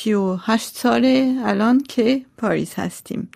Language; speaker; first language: Persian; non-native, local second language; Armenian